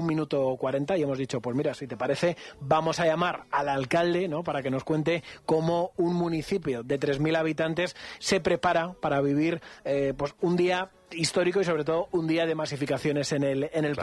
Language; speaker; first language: Spanish; native; Spanish